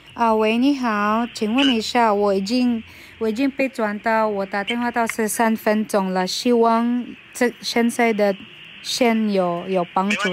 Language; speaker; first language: Chinese; non-native, fluent; Filipino